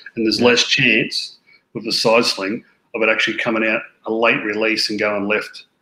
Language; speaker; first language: English; native; English